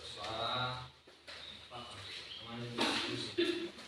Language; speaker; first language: Indonesian; native; Indonesian